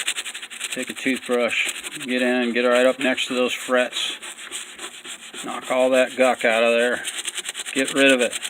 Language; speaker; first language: English; native; English